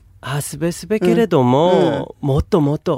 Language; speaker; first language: Japanese; non-native, learner; Korean